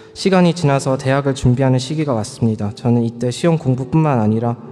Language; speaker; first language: Korean; early bilingual, other home language; English